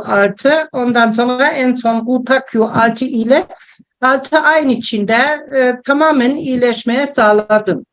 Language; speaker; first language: Turkish; non-native, learner; German